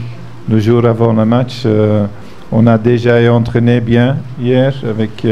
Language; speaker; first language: French; non-native, fluent; Dutch